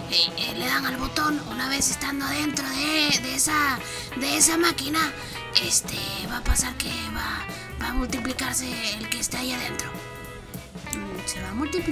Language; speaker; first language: Spanish; native; Spanish